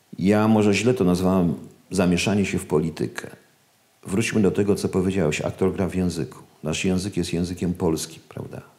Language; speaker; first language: Polish; native; Polish